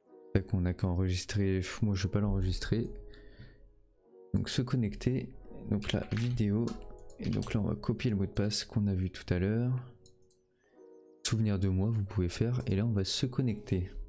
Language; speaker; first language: French; native; French